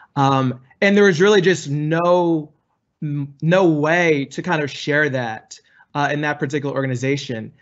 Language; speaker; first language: English; native; English